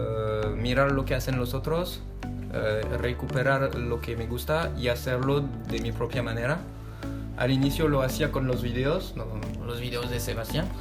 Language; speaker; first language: Spanish; non-native, fluent; French